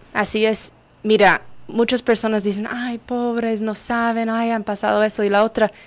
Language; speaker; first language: Spanish; non-native, fluent; English